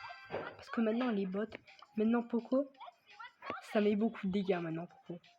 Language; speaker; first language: French; native; French